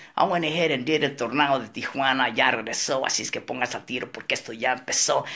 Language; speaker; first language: Spanish; early bilingual, heritage; Spanish